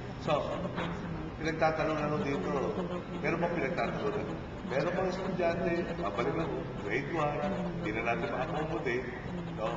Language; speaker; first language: Filipino; native; Filipino